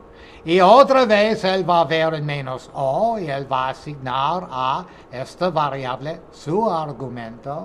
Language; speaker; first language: Spanish; non-native, fluent; English